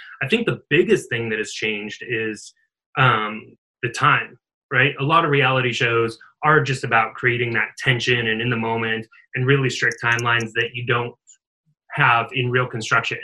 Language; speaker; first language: English; native; English